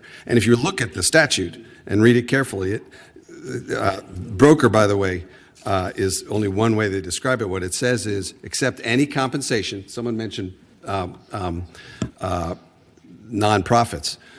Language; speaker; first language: English; native; English